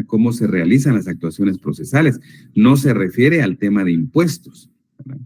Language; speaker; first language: Spanish; native; Spanish